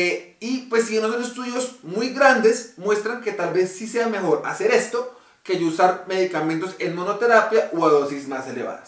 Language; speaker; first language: Spanish; native; Spanish